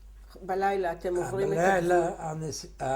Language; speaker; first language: Hebrew; native; Hebrew